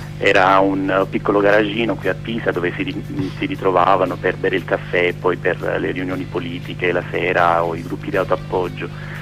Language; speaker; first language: Italian; native; Italian